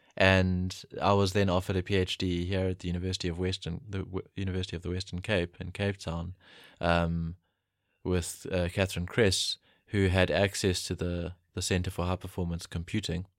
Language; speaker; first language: English; native; English